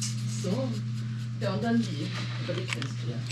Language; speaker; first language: German; native; German